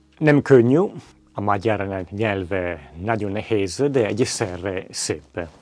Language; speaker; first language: Hungarian; non-native, fluent; Italian